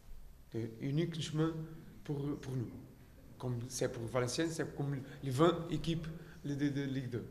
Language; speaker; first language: French; non-native, learner; Portuguese